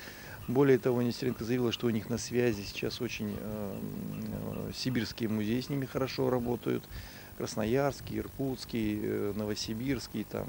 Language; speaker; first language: Russian; native; Russian